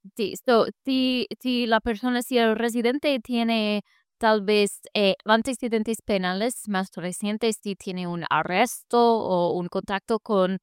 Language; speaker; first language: Spanish; non-native, fluent; English